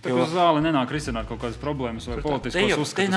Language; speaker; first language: Latvian; native; Latvian